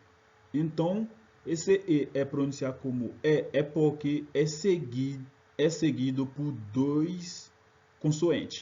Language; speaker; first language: Portuguese; non-native, fluent; French